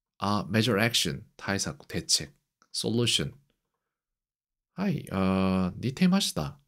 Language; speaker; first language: Japanese; non-native, learner; Korean